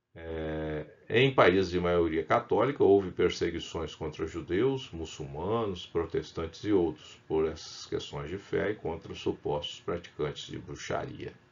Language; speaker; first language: Portuguese; native; Portuguese